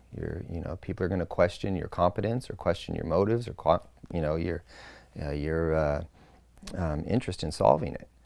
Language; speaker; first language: English; native; English